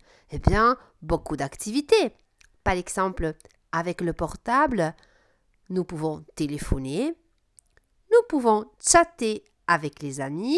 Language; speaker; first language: French; non-native, fluent; Italian